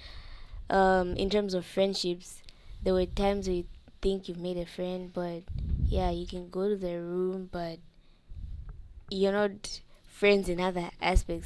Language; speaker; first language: English; non-native, local second language; Nyanja